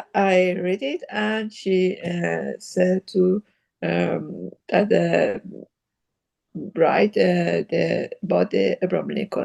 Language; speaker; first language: English; non-native, learner; Persian